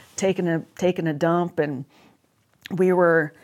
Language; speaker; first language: English; native; English